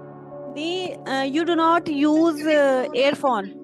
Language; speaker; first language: English; non-native, learner; Punjabi